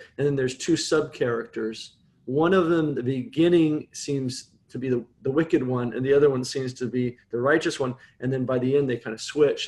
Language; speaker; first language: English; native; English